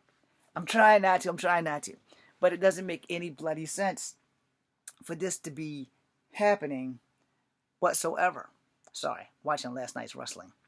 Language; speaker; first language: English; native; English